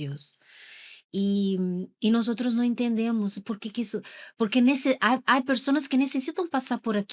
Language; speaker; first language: Spanish; non-native, learner; Portuguese